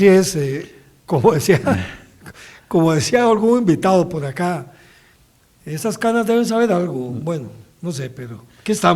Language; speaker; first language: Spanish; native; Spanish